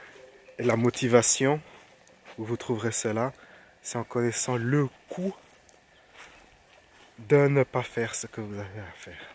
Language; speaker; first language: French; non-native, fluent; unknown